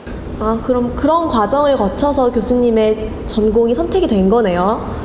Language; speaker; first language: Korean; native; Korean